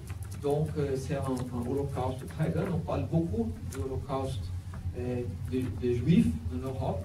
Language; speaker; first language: French; non-native, learner; Portuguese